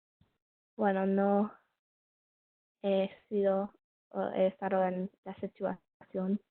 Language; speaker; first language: Spanish; non-native, learner; English